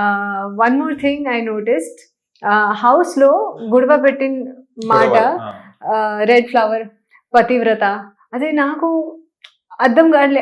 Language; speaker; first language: Telugu; non-native, local second language; Hindi